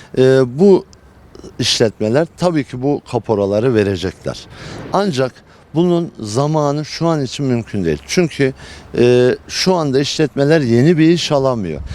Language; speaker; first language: Turkish; native; Turkish